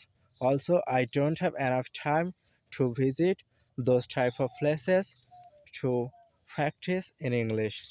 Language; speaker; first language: English; non-native, learner; Bangla